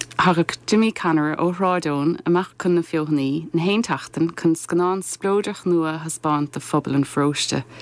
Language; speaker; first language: Irish; native; Irish